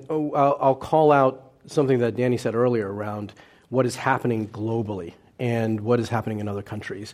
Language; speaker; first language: English; early bilingual, other home language; Cantonese